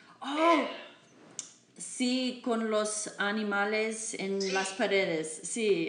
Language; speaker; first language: Spanish; non-native, learner; English